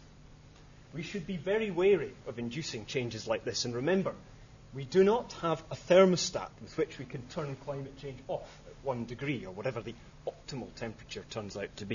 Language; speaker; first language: English; native; English